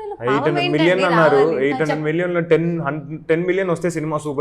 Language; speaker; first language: Telugu; non-native, local second language; Tamil